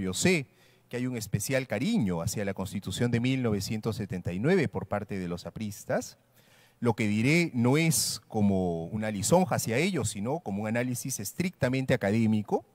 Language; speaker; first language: Spanish; native; Spanish